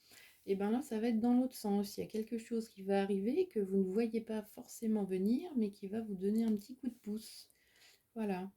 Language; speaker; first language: French; native; French